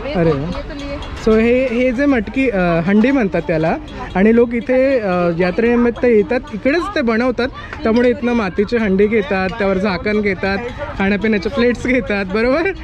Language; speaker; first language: Marathi; native; Marathi